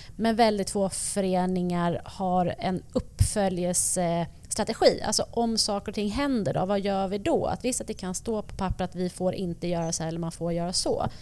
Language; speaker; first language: Swedish; native; Swedish